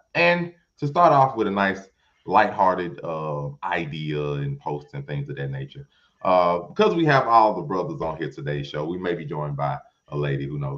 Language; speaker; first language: English; native; English